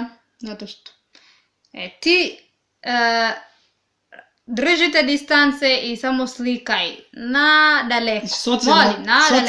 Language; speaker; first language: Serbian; non-native, learner; English